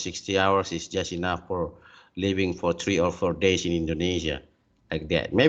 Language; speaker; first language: English; non-native, learner; Indonesian